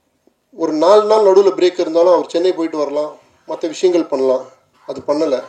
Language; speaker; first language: Tamil; native; Tamil